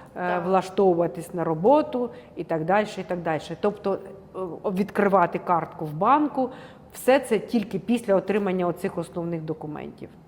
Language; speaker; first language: Ukrainian; non-native, local second language; Russian